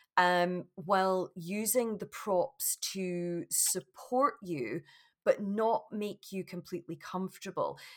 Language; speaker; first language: English; native; English